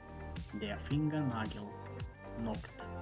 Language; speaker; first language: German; non-native, fluent; Macedonian